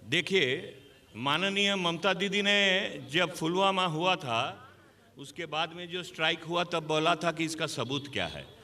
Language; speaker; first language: Hindi; non-native, local second language; Gujarati